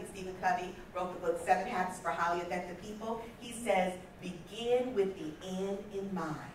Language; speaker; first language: English; native; English